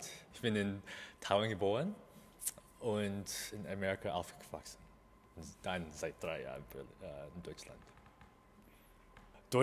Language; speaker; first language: German; non-native, learner; Chinese